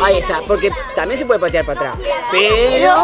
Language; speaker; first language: Spanish; native; Spanish